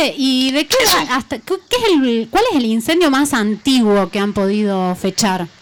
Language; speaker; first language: Spanish; native; Spanish